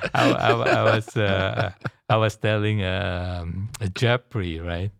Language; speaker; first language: English; non-native, local second language; Filipino